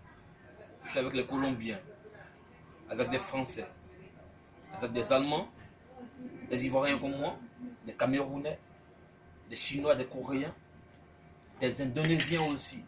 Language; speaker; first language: French; native; French